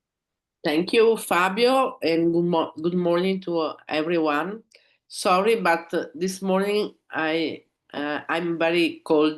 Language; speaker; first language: English; non-native, learner; Italian